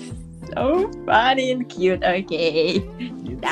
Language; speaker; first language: English; non-native, learner; Russian